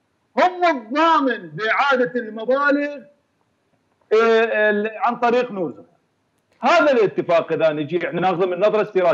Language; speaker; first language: Arabic; native; Arabic